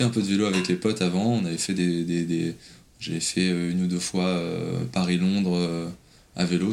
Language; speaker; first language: French; native; French